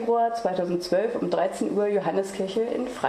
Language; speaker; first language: German; native; German